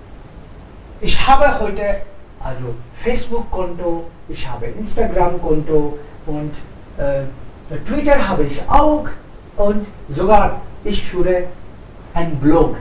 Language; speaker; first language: German; non-native, fluent; Hindi